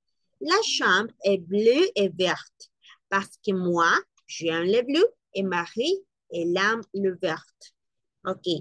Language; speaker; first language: French; non-native, learner; Spanish